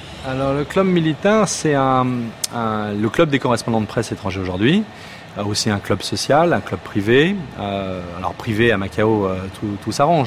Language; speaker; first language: French; native; French